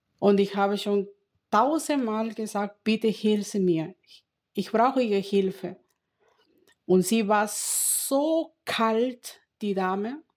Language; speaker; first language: German; non-native, learner; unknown